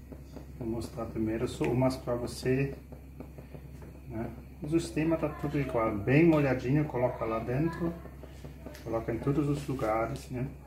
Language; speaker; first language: Portuguese; non-native, fluent; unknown